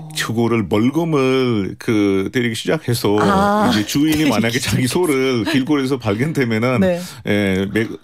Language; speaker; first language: Korean; non-native, fluent; Hindi